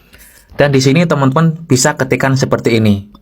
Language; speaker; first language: Indonesian; native; Indonesian